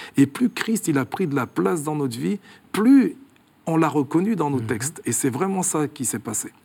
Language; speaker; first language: French; early bilingual, other home language; Kabuverdianu